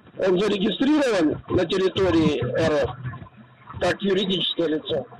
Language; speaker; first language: Russian; native; Russian